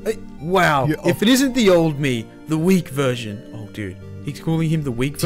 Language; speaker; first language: English; native; English